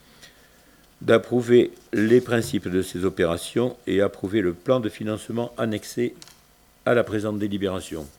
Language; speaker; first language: French; native; French